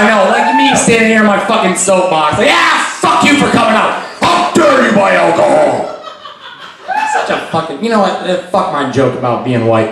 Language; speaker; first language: English; native; English